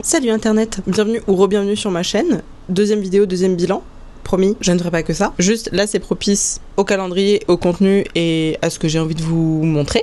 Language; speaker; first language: French; native; French